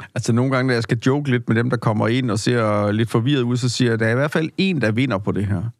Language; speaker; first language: Danish; native; Danish